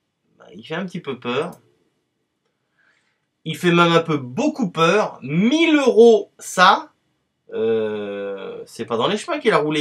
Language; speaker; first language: French; native; French